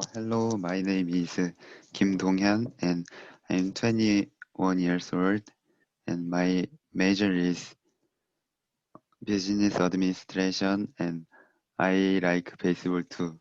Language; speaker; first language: English; non-native, learner; Korean